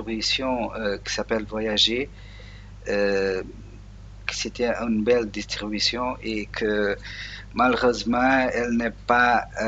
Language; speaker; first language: French; non-native, learner; Portuguese